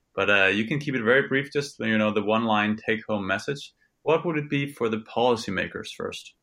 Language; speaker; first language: English; non-native, fluent; Italian